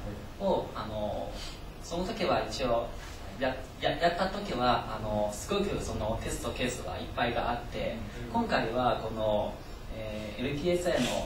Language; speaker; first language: Japanese; non-native, fluent; Chinese